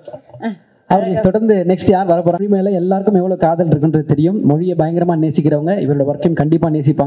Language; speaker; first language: Tamil; native; Tamil